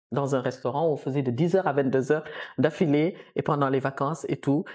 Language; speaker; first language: French; non-native, local second language; Wolof